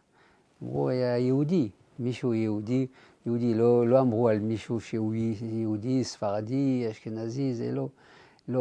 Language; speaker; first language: Hebrew; non-native, fluent; French